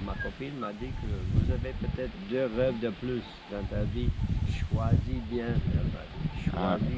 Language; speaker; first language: French; non-native, fluent; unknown